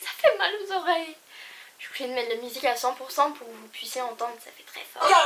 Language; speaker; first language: French; native; French